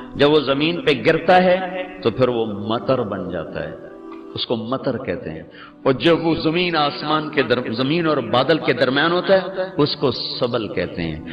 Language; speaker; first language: Urdu; non-native, local second language; Punjabi